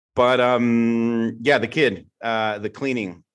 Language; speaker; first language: English; native; English